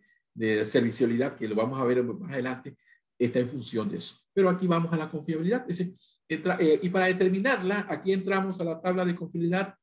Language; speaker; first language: Spanish; native; Spanish